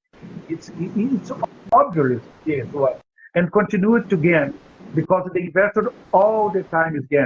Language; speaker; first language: English; non-native, learner; Portuguese